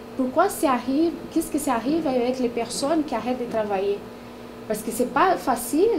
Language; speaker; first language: French; non-native, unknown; Portuguese